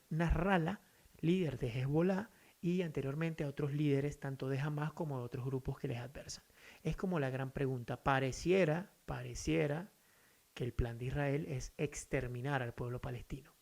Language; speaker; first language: Spanish; native; Spanish